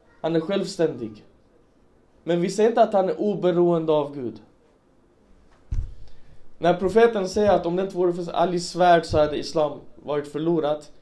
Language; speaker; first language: Swedish; early bilingual, other home language; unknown